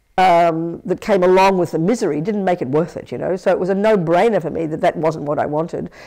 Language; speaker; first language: English; native; English